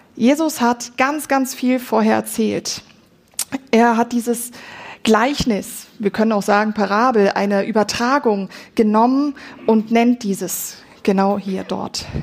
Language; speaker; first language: German; native; German